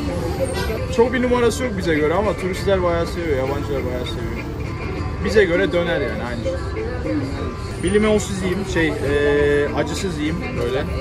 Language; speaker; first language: Turkish; native; Turkish